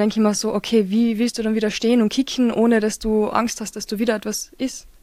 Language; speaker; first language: German; native; German